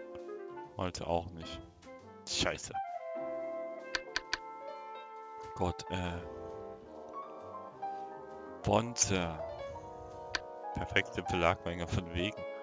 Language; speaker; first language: German; native; German